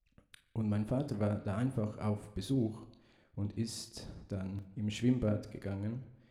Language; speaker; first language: German; early bilingual, heritage; Italian